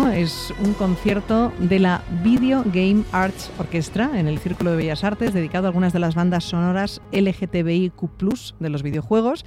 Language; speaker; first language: Spanish; native; Spanish